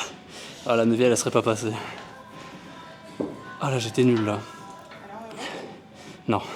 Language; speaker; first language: French; native; French